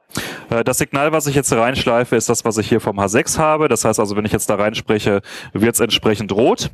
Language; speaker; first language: German; native; German